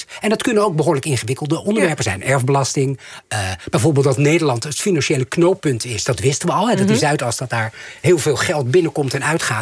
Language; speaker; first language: Dutch; native; Dutch